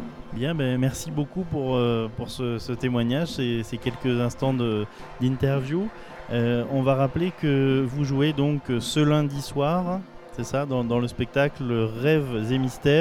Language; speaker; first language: French; native; French